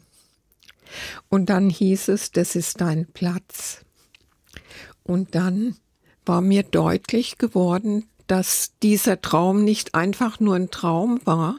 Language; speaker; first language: German; native; German